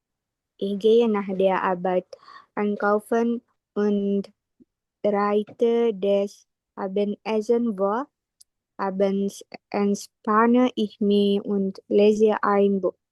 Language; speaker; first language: German; non-native, learner; Indonesian